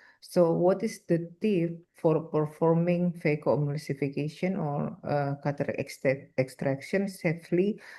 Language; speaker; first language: English; non-native, fluent; Indonesian